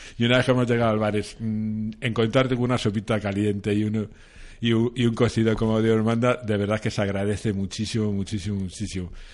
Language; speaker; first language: Spanish; native; Spanish